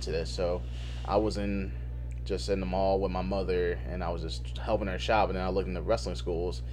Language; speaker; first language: English; native; English